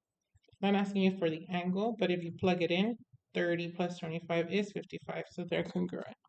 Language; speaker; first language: English; native; English